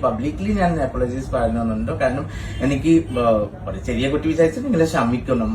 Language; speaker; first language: Malayalam; non-native, fluent; Assamese